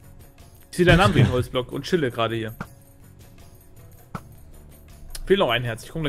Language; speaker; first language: German; native; German